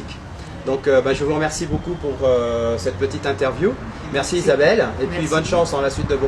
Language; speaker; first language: French; native; French